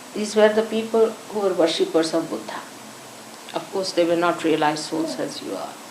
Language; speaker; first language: English; non-native, local second language; Marathi